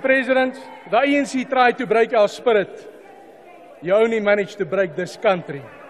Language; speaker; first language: English; non-native, local second language; Afrikaans